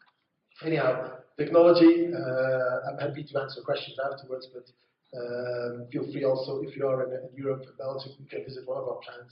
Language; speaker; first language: English; non-native, fluent; Dutch